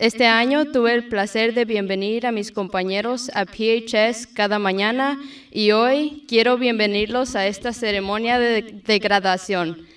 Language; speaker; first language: Spanish; early bilingual, heritage; Spanish